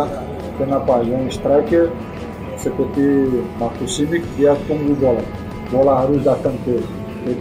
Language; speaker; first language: Indonesian; non-native, fluent; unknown